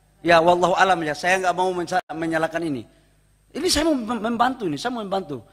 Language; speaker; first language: Indonesian; native; Indonesian